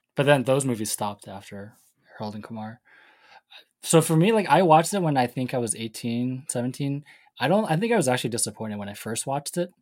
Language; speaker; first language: English; native; English